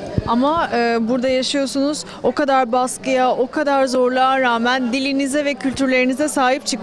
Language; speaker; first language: Turkish; native; Turkish